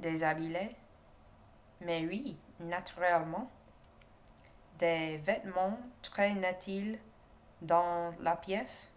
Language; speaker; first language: French; non-native, learner; English